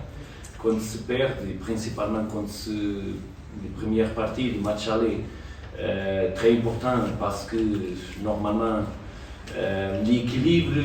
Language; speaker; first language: French; non-native, fluent; Portuguese